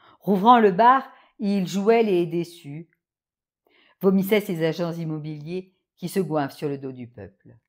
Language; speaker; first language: French; native; French